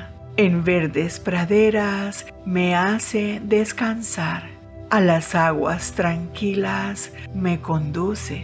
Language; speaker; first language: Spanish; native; Spanish